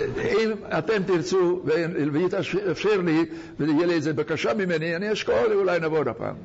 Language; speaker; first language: Hebrew; non-native, fluent; Hungarian